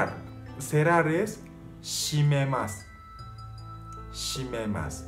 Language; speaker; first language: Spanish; non-native, fluent; Japanese